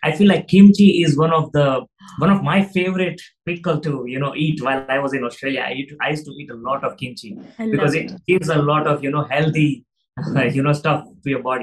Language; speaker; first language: English; non-native, local second language; Gujarati